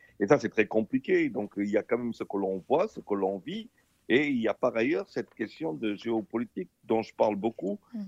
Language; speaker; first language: French; non-native, local second language; Wolof